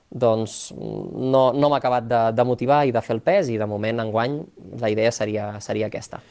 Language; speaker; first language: Catalan; native; Catalan